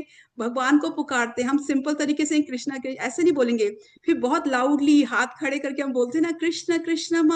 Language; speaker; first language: Hindi; native; Hindi